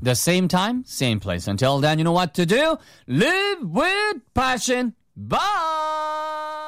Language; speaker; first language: English; non-native, fluent; Korean